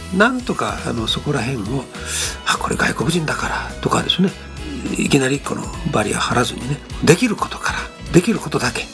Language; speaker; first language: Japanese; native; Japanese